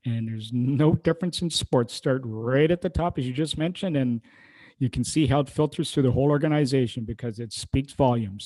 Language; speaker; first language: English; native; English